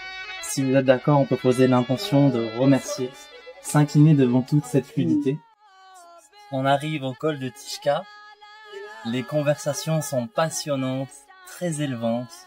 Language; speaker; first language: French; native; French